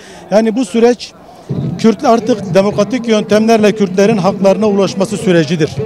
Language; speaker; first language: Turkish; non-native, local second language; Kurdish